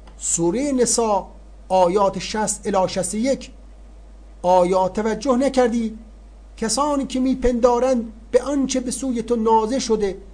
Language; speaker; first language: Persian; native; Persian